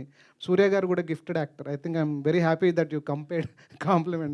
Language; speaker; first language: Telugu; native; Telugu